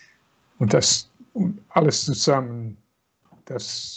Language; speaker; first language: German; non-native, fluent; Dutch